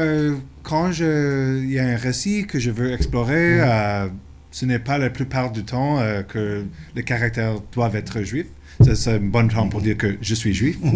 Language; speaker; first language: French; non-native, local second language; English